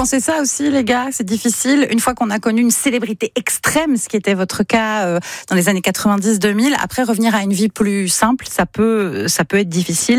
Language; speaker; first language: French; native; French